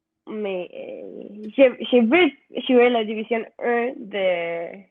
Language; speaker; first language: French; non-native, learner; Spanish